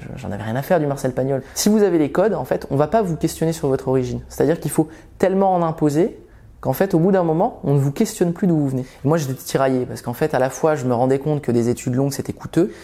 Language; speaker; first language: French; early bilingual, other home language; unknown